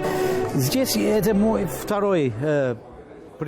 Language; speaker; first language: Russian; non-native, learner; English